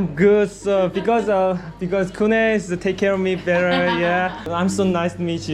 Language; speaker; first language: English; non-native, learner; Korean